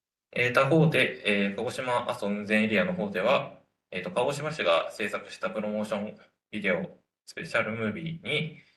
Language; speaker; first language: Japanese; native; Japanese